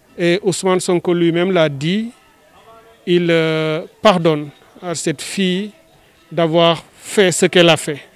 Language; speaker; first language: French; non-native, local second language; Wolof